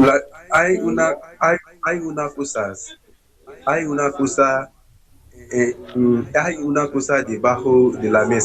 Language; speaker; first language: Spanish; non-native, learner; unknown